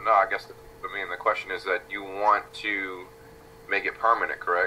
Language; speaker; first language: English; native; English